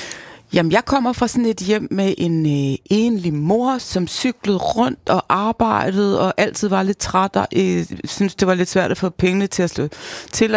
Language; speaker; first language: Danish; native; Danish